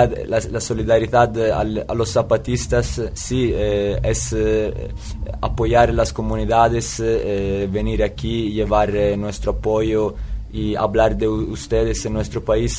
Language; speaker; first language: Spanish; non-native, fluent; Italian